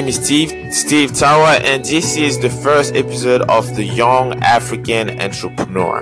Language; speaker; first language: English; non-native, local second language; French